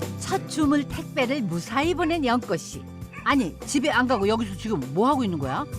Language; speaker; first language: Korean; native; Korean